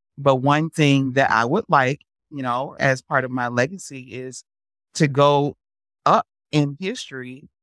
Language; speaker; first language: English; native; English